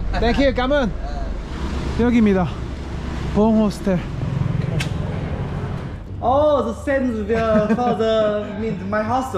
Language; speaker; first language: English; non-native, learner; Korean